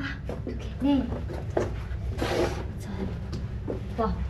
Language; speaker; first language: Korean; non-native, learner; Hmong